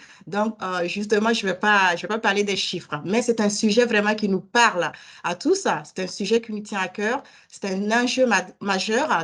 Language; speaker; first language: French; native; French